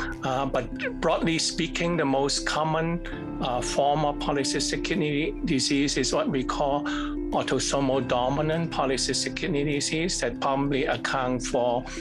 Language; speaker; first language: English; non-native, fluent; Cantonese